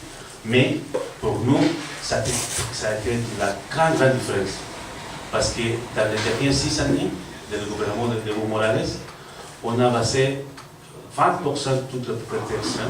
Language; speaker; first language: French; non-native, learner; Spanish